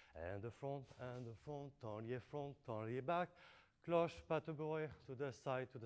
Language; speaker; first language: English; non-native, fluent; French